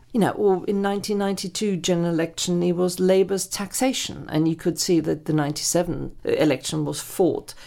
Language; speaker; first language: English; non-native, fluent; German